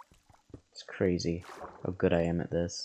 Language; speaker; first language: English; native; English